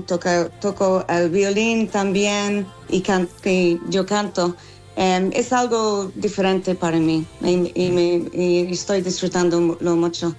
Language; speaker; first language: Spanish; non-native, fluent; English